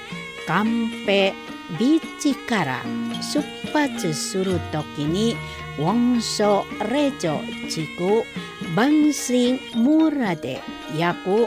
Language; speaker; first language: Japanese; non-native, fluent; Indonesian